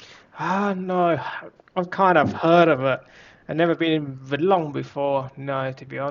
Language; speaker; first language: English; non-native, fluent; Vietnamese